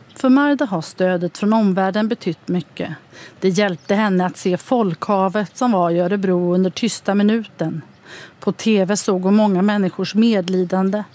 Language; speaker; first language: Swedish; native; Swedish